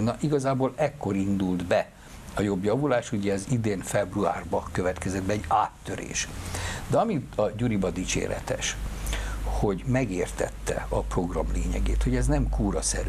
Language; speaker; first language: Hungarian; native; Hungarian